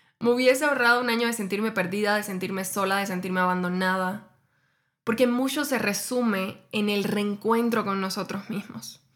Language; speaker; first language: Spanish; native; Spanish